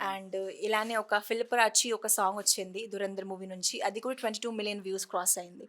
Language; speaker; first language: Telugu; non-native, fluent; Hindi